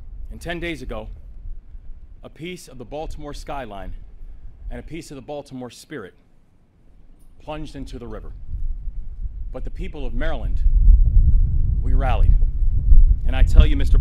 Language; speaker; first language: English; native; English